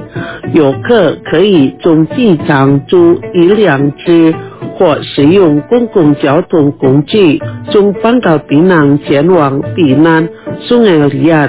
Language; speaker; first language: Chinese; early bilingual, heritage; Chinese